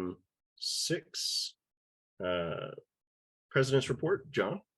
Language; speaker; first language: English; native; English